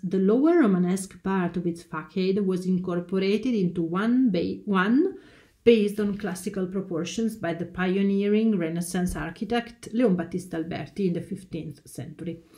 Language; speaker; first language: English; non-native, fluent; Italian